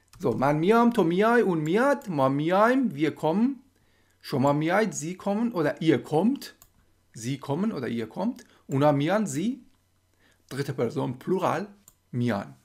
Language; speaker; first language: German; non-native, fluent; Persian